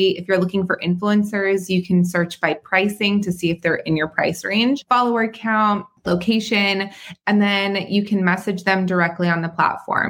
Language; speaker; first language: English; native; English